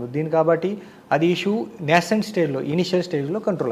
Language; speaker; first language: Telugu; non-native, fluent; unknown